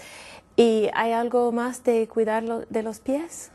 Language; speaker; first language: Spanish; non-native, fluent; English